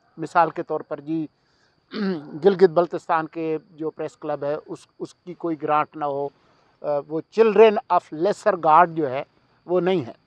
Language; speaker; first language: Urdu; non-native, local second language; Sindhi